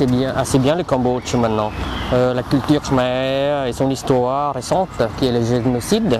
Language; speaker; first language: French; native; French